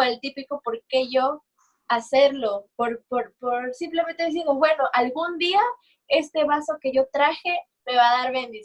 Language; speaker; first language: Spanish; native; Spanish